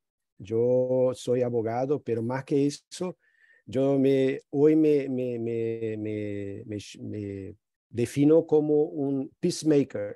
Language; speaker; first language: Spanish; non-native, fluent; Portuguese